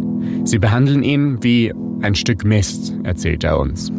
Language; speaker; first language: German; native; German